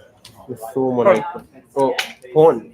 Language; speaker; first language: Japanese; non-native, learner; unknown